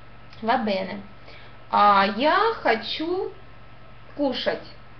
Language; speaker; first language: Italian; non-native, fluent; Russian